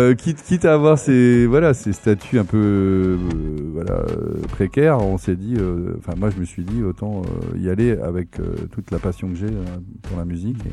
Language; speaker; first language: French; native; French